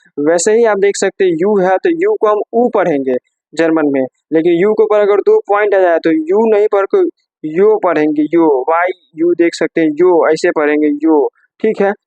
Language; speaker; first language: Hindi; native; Hindi